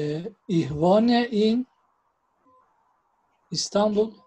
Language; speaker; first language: German; non-native, learner; Turkish